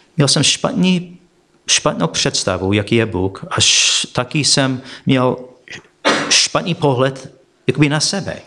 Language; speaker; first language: Czech; non-native, fluent; English